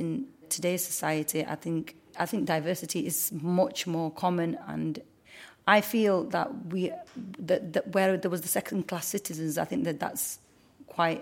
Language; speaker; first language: English; native; English